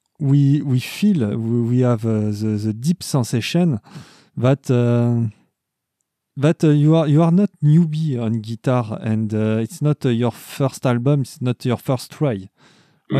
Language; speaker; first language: English; non-native, learner; French